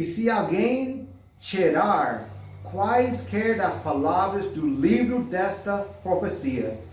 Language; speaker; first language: Portuguese; non-native, fluent; English